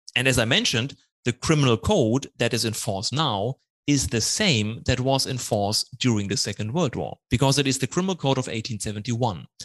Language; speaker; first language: English; non-native, fluent; German